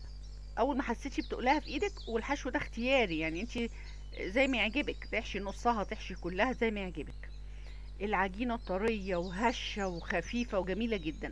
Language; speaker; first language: Arabic; native; Arabic